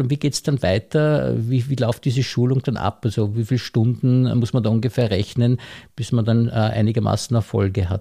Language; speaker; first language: German; native; German